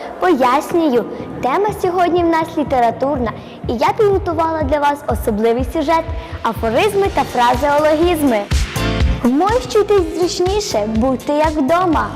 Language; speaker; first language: Ukrainian; native; Ukrainian